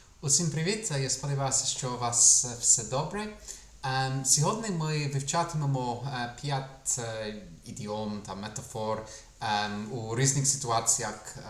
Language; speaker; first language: Ukrainian; non-native, fluent; English